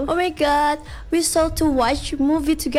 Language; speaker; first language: English; non-native, learner; Indonesian